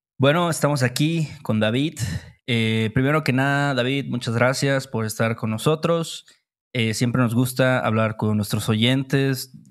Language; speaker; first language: Spanish; native; Spanish